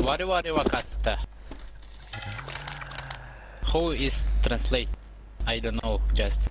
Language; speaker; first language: English; non-native, learner; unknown